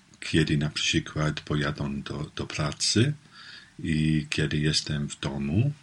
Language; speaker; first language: Polish; non-native, learner; English